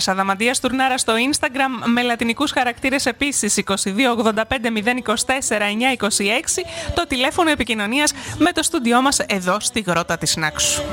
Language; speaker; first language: Greek; native; Greek